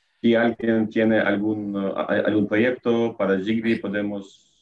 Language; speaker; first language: Spanish; non-native, learner; Russian